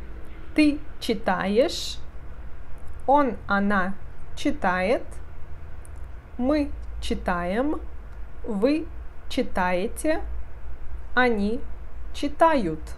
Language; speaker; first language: Russian; non-native, fluent; Portuguese